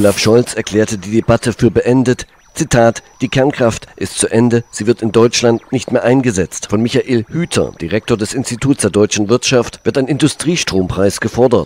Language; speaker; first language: German; native; German